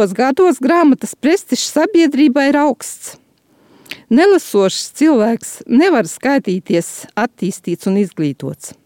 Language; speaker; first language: Latvian; native; Latvian